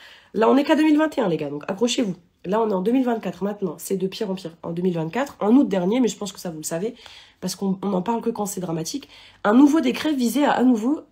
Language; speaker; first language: French; native; French